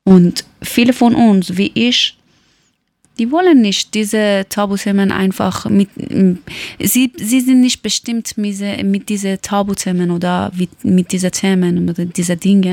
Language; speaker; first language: German; non-native, learner; Persian